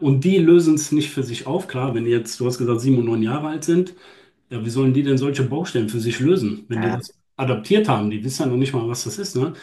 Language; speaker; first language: German; native; German